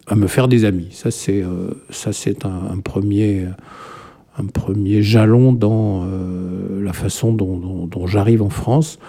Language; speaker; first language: French; native; French